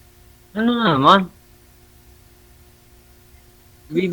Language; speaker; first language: Filipino; non-native, local second language; Cebuano